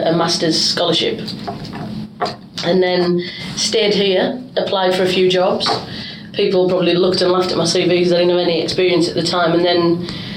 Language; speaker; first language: English; native; English